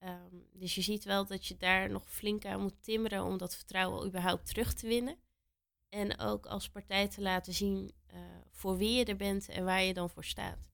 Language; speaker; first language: Dutch; native; Dutch